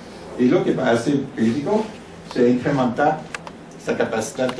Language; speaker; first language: Spanish; non-native, learner; French